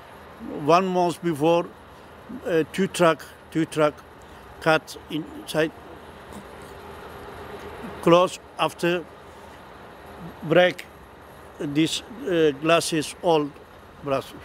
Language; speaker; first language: English; non-native, learner; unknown